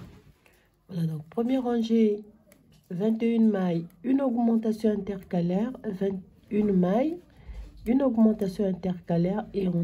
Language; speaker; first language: French; non-native, local second language; Arabic